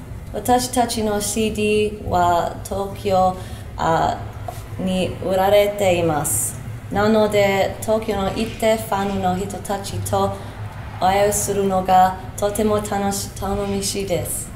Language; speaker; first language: Japanese; non-native, learner; English